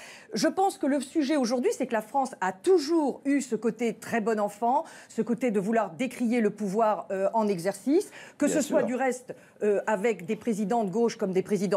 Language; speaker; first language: French; native; French